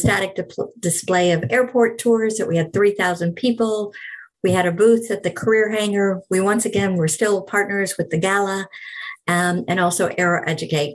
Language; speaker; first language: English; native; English